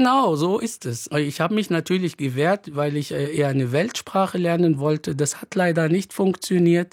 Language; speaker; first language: German; non-native, fluent; Arabic